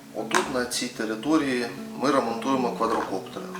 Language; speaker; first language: Ukrainian; native; Ukrainian